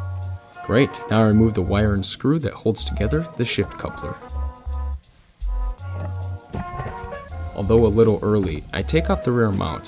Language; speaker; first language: English; native; English